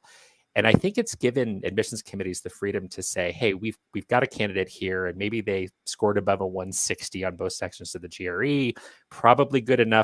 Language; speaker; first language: English; native; English